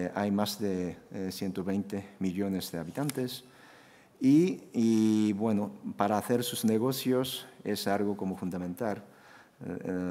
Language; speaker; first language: Spanish; non-native, fluent; Japanese